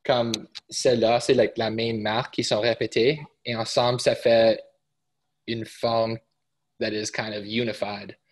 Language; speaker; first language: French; early bilingual, heritage; English